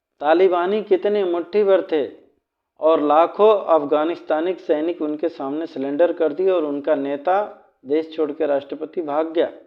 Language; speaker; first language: Hindi; native; Hindi